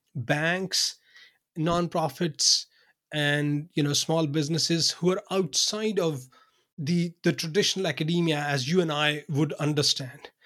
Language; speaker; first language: English; non-native, local second language; Urdu